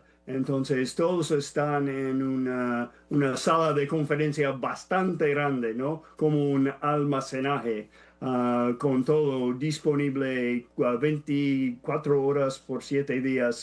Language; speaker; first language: Spanish; non-native, fluent; English